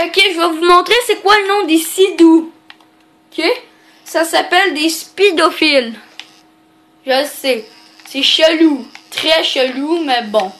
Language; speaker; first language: French; native; French